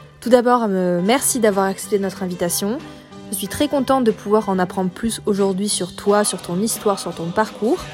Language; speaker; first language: French; native; French